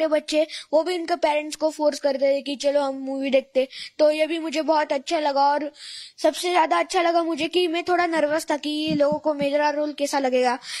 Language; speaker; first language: Hindi; non-native, local second language; Marathi